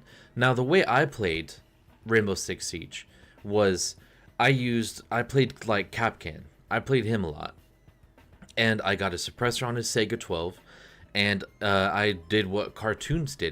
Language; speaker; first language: English; native; English